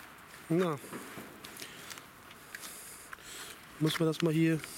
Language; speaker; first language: German; native; German